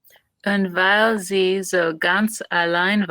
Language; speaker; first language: German; non-native, learner; English